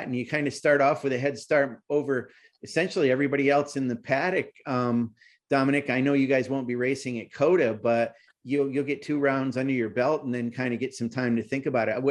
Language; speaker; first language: English; native; English